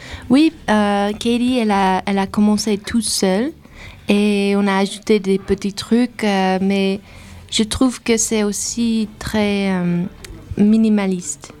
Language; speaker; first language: French; non-native, fluent; English